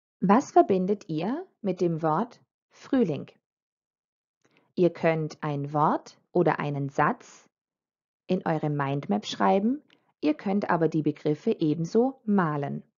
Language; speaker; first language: German; non-native, fluent; Croatian